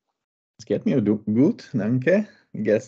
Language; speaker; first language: German; non-native, learner; Czech